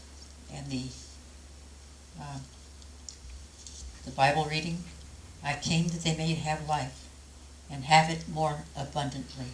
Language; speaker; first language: English; native; English